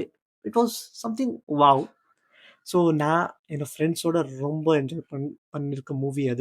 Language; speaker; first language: Tamil; non-native, learner; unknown